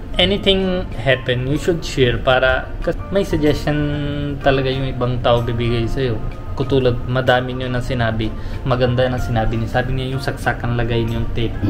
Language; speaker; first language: Filipino; non-native, learner; Punjabi